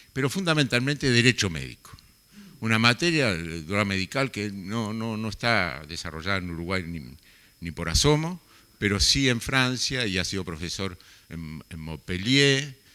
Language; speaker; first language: Spanish; native; Spanish